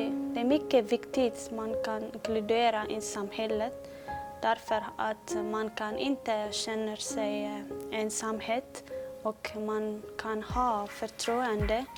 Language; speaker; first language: Swedish; non-native, learner; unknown